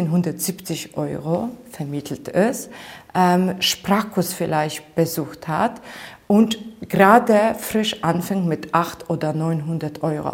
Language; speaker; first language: German; non-native, fluent; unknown